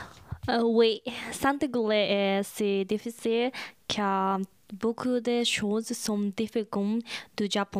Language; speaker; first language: French; non-native, learner; Japanese